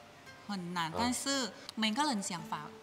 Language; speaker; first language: Chinese; non-native, learner; Thai